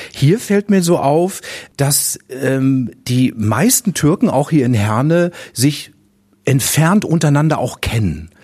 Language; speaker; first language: German; native; German